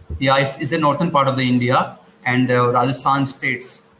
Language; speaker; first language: English; non-native, learner; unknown